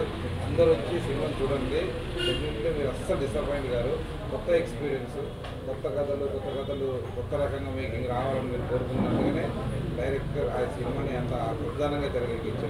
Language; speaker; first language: Telugu; native; Telugu